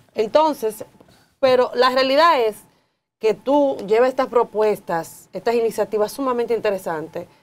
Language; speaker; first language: Spanish; native; Spanish